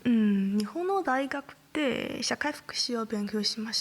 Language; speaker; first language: Japanese; non-native, learner; Chinese